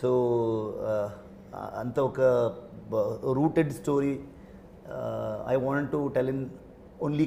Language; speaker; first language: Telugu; non-native, learner; Kannada